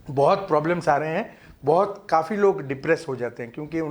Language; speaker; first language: Hindi; non-native, local second language; Gujarati